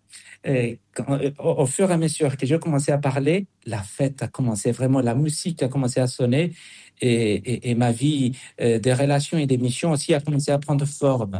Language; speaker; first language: French; non-native, fluent; Spanish